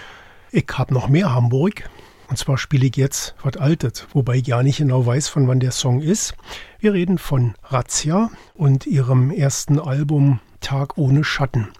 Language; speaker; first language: German; native; German